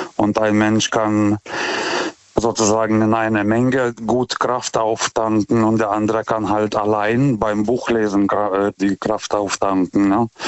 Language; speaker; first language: German; non-native, fluent; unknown